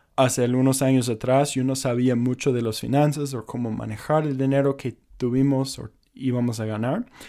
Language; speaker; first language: Spanish; non-native, fluent; English